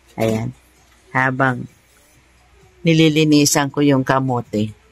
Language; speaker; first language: Filipino; non-native, local second language; Bikol